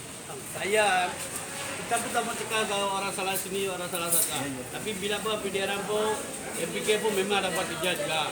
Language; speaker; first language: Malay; non-native, learner; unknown